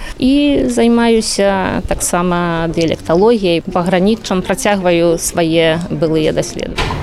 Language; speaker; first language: Belarusian; non-native, fluent; Polish